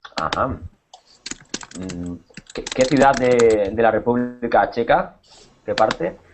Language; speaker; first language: Spanish; native; Spanish